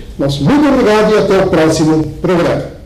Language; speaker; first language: Portuguese; native; Portuguese